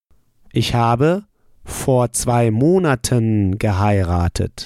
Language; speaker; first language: German; non-native, fluent; English